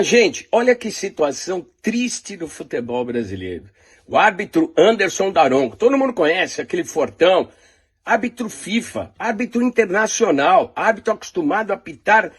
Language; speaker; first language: Portuguese; native; Portuguese